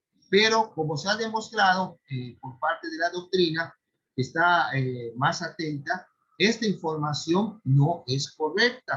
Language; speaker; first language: Spanish; native; Spanish